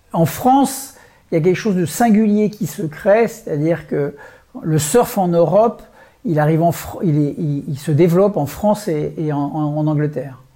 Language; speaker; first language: French; native; French